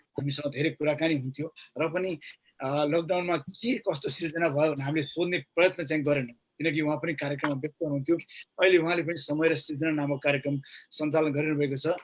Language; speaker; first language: Nepali; native; Nepali